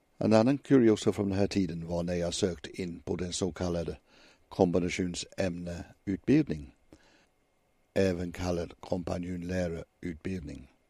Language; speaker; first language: Swedish; non-native, fluent; English